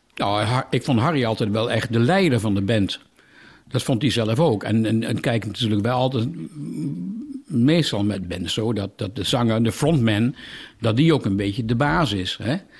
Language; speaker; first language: Dutch; native; Dutch